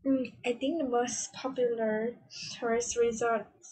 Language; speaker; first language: English; non-native, learner; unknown